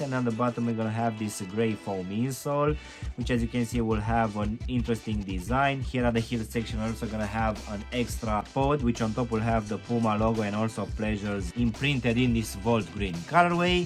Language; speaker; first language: English; non-native, fluent; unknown